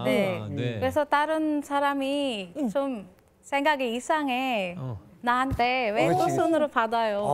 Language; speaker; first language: Korean; non-native, learner; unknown